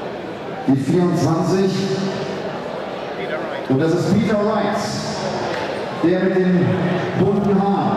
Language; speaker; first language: German; native; German